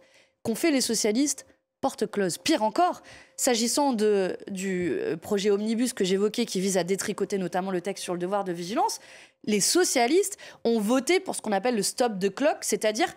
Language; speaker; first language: French; native; French